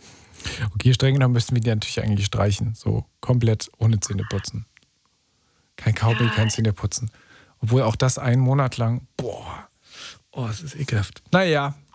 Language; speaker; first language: German; native; German